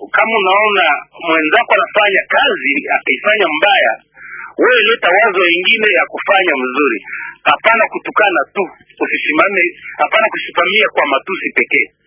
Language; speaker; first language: Swahili; non-native, local second language; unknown